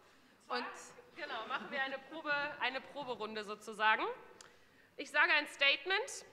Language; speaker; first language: German; native; German